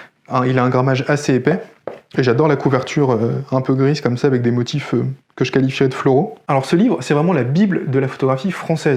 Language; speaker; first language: French; native; French